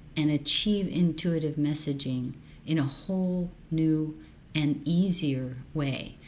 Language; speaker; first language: English; early bilingual, other home language; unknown